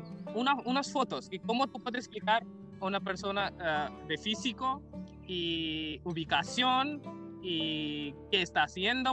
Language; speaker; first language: Spanish; non-native, learner; Hindi